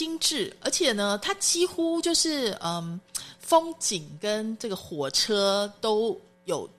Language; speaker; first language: Chinese; native; Chinese